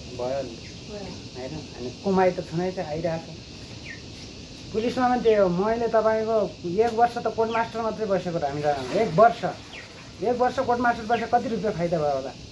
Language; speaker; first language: Nepali; native; Nepali